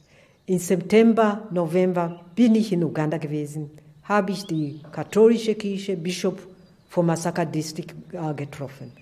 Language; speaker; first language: German; non-native, learner; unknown